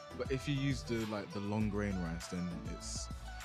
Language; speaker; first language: English; non-native, local second language; Yoruba